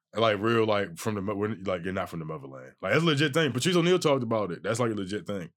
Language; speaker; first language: English; native; English